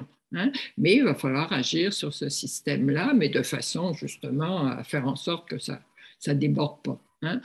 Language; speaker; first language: French; native; French